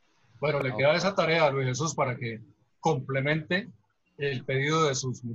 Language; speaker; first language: Spanish; native; Spanish